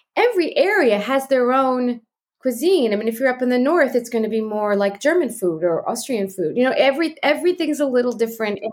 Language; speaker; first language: English; native; English